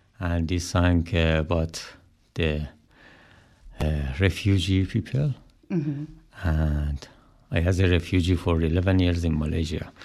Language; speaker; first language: English; non-native, learner; Persian